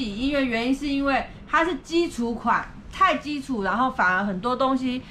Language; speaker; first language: Chinese; native; Chinese